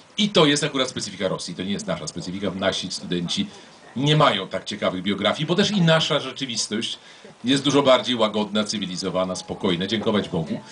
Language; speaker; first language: Polish; native; Polish